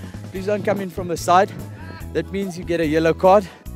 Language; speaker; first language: English; non-native, local second language; Afrikaans